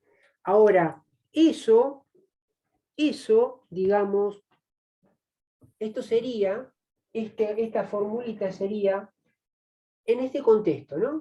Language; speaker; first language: Spanish; native; Spanish